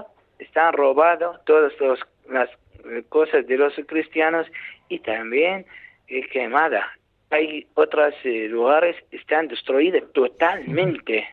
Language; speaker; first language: Spanish; non-native, learner; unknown